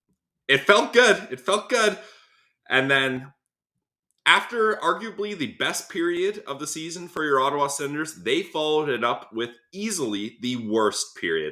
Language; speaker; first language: English; native; English